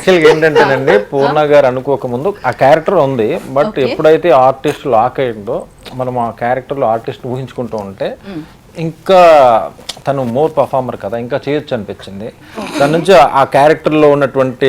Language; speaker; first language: Telugu; native; Telugu